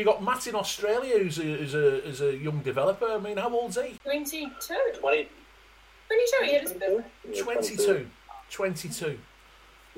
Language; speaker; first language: English; native; English